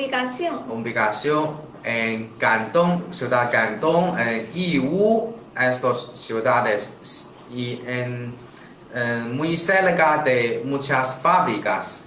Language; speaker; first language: Spanish; non-native, learner; Chinese